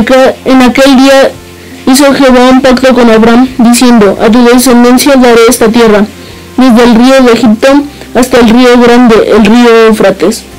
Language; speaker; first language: Spanish; native; Spanish